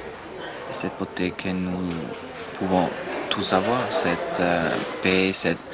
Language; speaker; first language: French; non-native, fluent; German